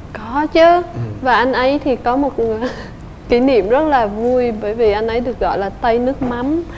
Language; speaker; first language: Vietnamese; native; Vietnamese